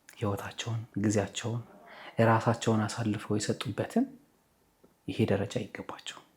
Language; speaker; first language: Amharic; native; Amharic